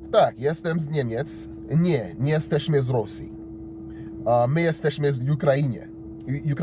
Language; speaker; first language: Polish; non-native, learner; English